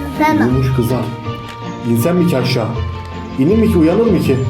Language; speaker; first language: Turkish; native; Turkish